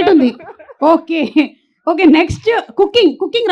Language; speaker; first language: Telugu; native; Telugu